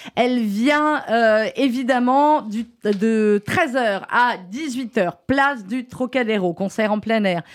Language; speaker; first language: French; native; French